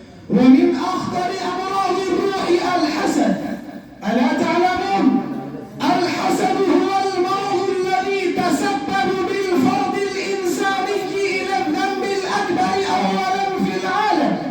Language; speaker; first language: Arabic; non-native, learner; Urdu